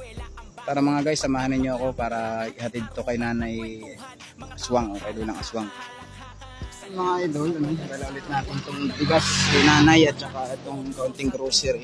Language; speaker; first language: Filipino; non-native, local second language; Cebuano